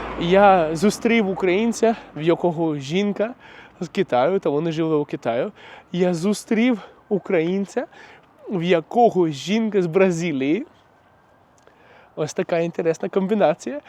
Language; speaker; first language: Ukrainian; non-native, local second language; Russian